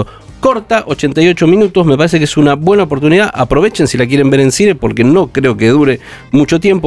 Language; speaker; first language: Spanish; native; Spanish